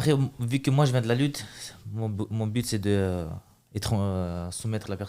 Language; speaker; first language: French; early bilingual, other home language; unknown